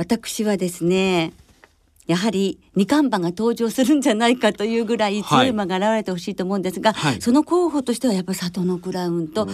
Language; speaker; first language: Japanese; native; Japanese